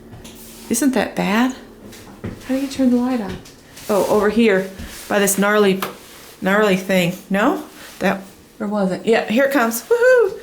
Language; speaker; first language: English; native; English